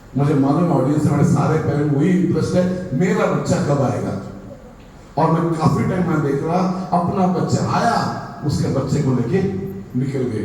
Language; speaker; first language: Hindi; non-native, local second language; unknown